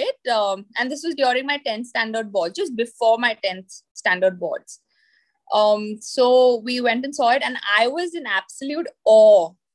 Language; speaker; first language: English; non-native, local second language; Marathi